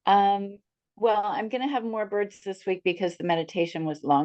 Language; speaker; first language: English; native; English